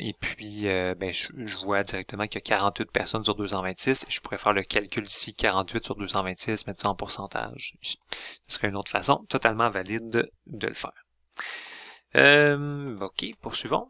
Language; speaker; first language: French; native; French